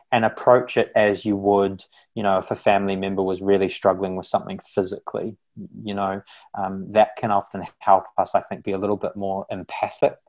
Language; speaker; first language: English; native; English